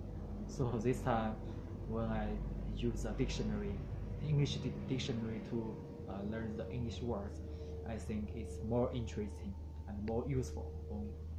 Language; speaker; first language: English; non-native, learner; Chinese